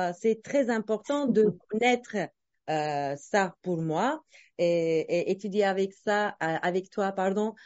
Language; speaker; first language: French; non-native, fluent; Turkish